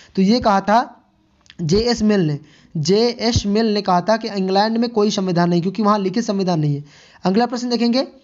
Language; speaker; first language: Hindi; native; Hindi